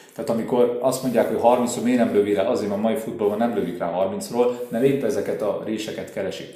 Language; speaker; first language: Hungarian; native; Hungarian